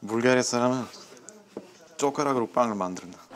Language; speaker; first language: Korean; non-native, learner; Bulgarian